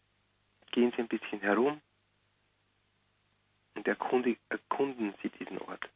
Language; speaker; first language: German; native; German